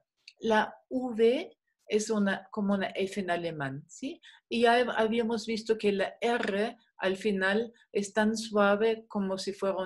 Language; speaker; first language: Spanish; non-native, fluent; German